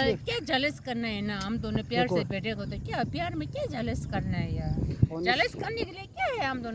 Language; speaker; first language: Hindi; non-native, local second language; Tibetan